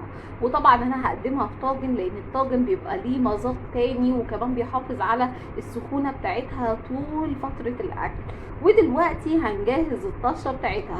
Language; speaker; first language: Arabic; native; Arabic